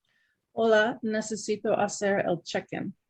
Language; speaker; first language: Spanish; non-native, learner; English